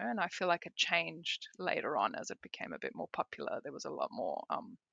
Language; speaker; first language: English; native; English